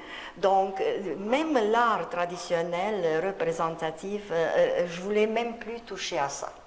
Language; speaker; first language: French; non-native, fluent; Romanian